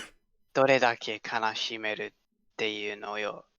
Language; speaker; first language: Japanese; non-native, learner; English